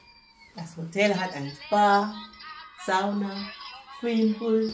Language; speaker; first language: German; non-native, learner; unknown